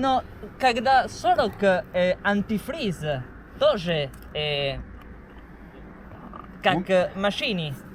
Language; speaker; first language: Russian; non-native, learner; Italian